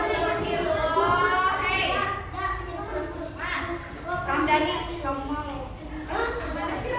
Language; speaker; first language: Indonesian; native; Indonesian